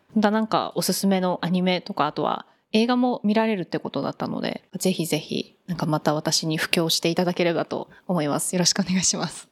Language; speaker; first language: Japanese; native; Japanese